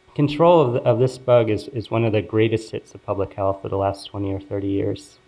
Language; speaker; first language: English; native; English